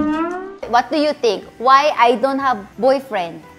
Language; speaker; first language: English; non-native, fluent; Korean